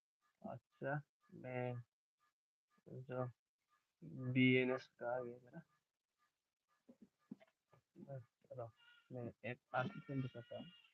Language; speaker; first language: Hindi; non-native, local second language; Bodo